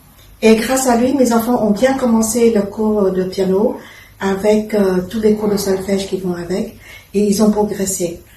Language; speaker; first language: French; non-native, fluent; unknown